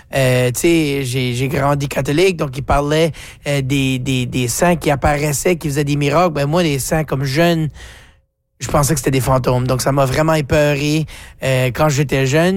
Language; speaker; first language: French; native; French